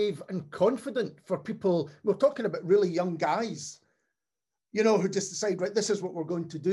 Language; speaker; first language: English; native; English